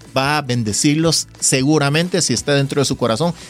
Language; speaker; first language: Spanish; non-native, fluent; Korean